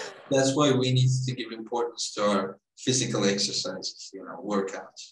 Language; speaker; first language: English; non-native, fluent; Turkish